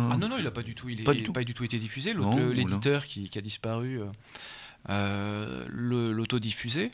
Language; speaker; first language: French; native; French